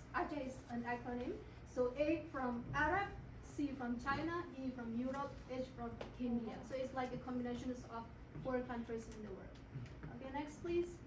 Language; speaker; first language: English; non-native, local second language; Indonesian